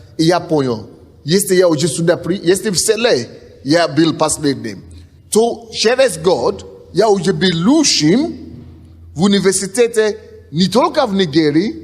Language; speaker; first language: Russian; non-native, fluent; Yoruba